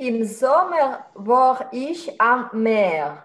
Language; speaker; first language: German; non-native, learner; Russian